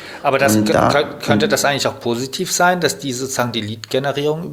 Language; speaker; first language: German; native; German